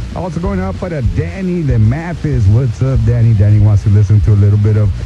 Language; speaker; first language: English; early bilingual, other home language; Spanish